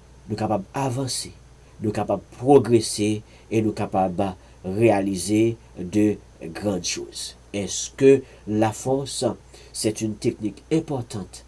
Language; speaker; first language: French; non-native, learner; Haitian Creole